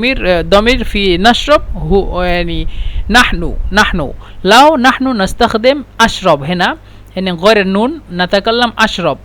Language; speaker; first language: Arabic; non-native, fluent; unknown